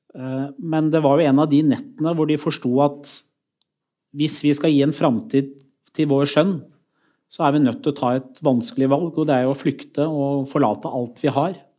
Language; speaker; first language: Norwegian; early bilingual, other home language; Persian